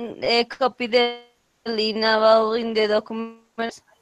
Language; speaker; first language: English; non-native, learner; Spanish